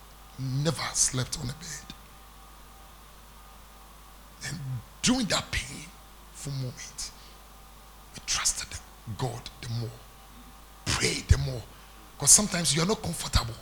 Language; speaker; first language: English; non-native, local second language; Akan